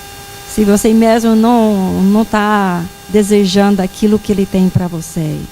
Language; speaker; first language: Portuguese; non-native, fluent; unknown